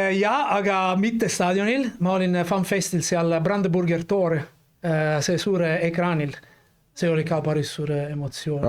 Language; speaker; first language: Estonian; non-native, fluent; Italian